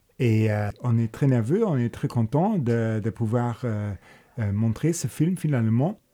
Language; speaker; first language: French; non-native, local second language; Luxembourgish